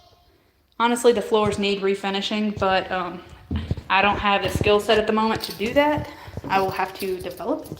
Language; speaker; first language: English; native; English